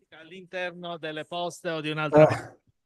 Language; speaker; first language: Italian; native; Italian